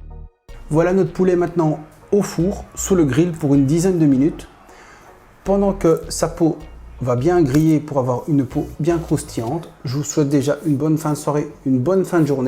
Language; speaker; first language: French; native; French